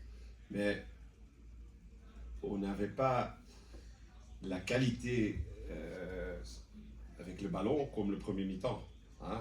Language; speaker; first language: French; non-native, local second language; Dutch